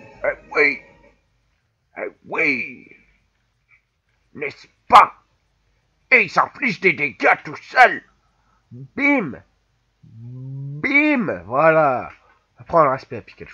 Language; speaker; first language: French; native; French